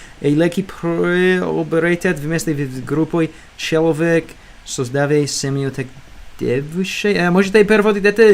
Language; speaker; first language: Russian; non-native, learner; English